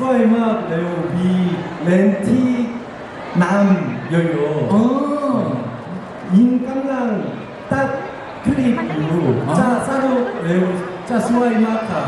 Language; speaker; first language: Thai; non-native, learner; Korean